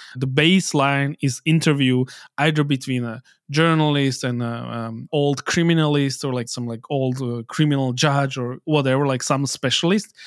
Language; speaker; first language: English; non-native, fluent; Slovak